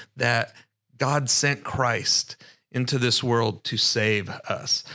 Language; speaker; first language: English; native; English